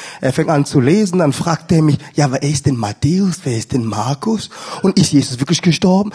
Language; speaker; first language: German; non-native, fluent; French